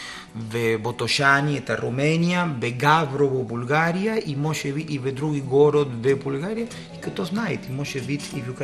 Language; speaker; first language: Russian; non-native, learner; Spanish